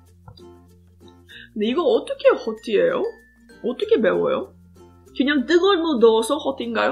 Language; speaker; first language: Korean; non-native, fluent; English